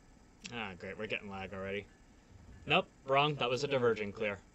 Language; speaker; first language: English; native; English